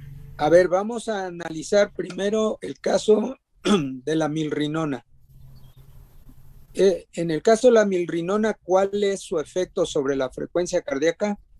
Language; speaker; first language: Spanish; native; Spanish